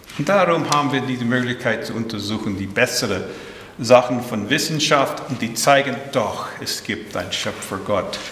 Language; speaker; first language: German; early bilingual, heritage; German